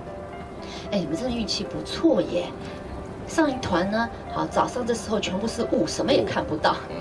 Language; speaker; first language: Chinese; native; Chinese